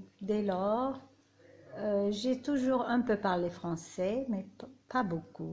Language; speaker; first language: French; non-native, fluent; Turkish